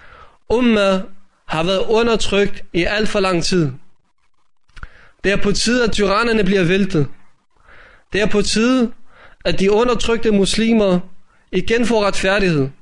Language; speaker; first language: Danish; native; Danish